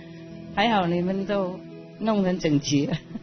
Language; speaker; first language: Chinese; non-native, fluent; Vietnamese